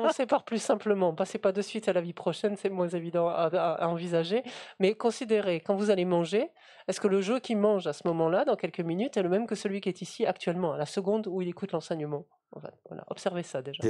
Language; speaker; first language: French; native; French